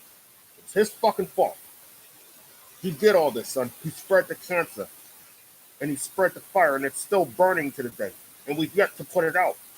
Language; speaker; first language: English; native; English